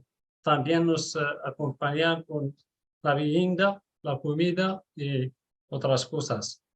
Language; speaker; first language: Spanish; non-native, learner; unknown